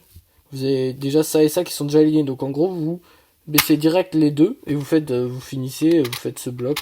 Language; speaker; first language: French; native; French